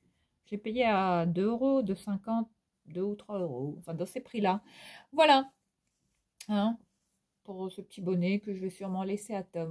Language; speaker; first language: French; native; French